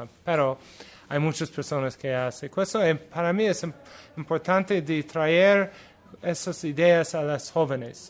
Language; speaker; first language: Spanish; non-native, learner; English